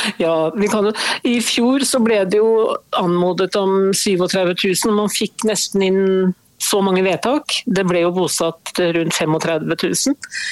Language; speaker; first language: Norwegian; native; Norwegian